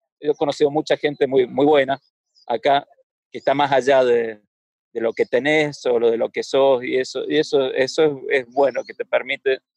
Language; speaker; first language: Spanish; native; Spanish